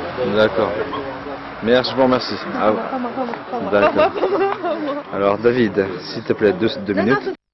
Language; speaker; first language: French; native; French